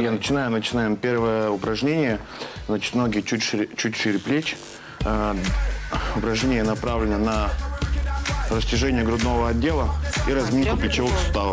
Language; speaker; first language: Russian; native; Russian